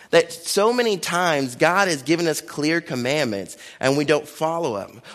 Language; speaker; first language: English; early bilingual, other home language; Akan